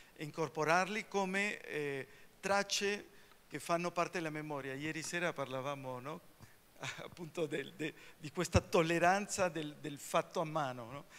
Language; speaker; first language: Italian; early bilingual, heritage; Spanish